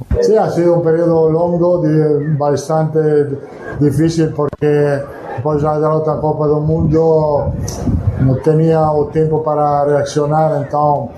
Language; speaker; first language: Portuguese; non-native, learner; Italian